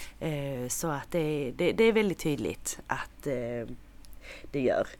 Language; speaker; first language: Swedish; native; Swedish